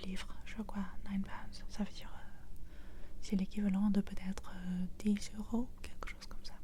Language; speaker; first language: French; non-native, fluent; English